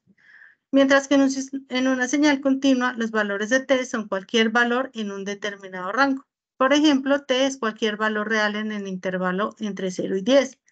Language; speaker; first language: Spanish; native; Spanish